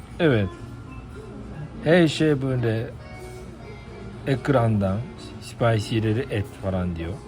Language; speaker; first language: Turkish; early bilingual, heritage; Turkish